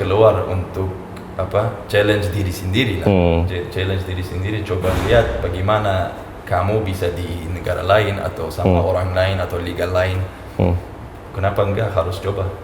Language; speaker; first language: Indonesian; non-native, fluent; Uzbek